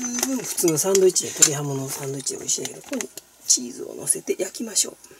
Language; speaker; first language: Japanese; native; Japanese